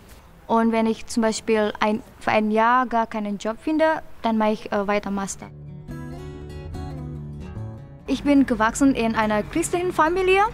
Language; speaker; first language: German; non-native, fluent; Indonesian